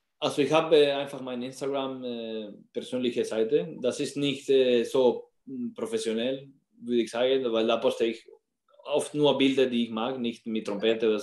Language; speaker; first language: German; non-native, fluent; Spanish